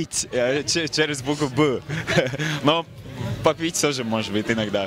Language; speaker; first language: Russian; non-native, fluent; Latvian